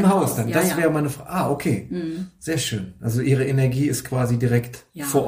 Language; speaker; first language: German; native; German